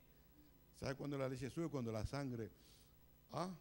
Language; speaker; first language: Spanish; native; Spanish